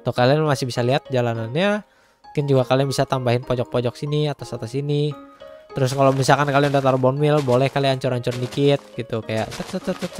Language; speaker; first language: Indonesian; native; Indonesian